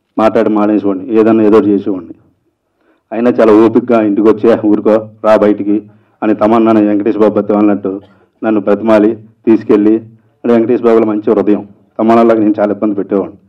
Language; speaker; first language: Telugu; native; Telugu